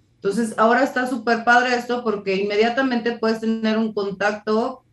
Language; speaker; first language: Spanish; native; Spanish